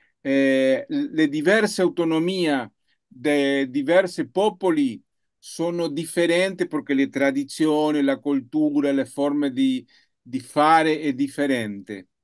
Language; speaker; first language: Italian; non-native, learner; Spanish